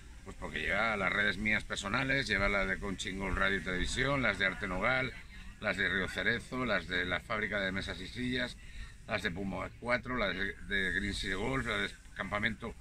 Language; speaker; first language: Spanish; native; Spanish